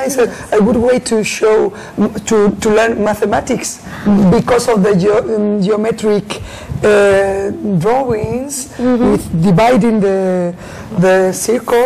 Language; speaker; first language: English; non-native, learner; Spanish